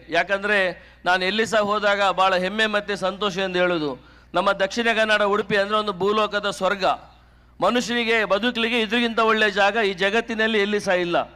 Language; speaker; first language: Kannada; native; Kannada